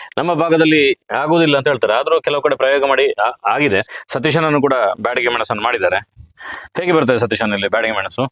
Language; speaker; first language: Kannada; native; Kannada